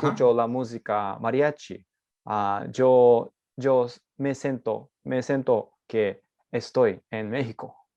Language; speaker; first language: Spanish; non-native, learner; Japanese